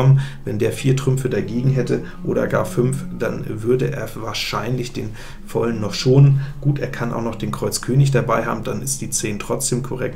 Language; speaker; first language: German; native; German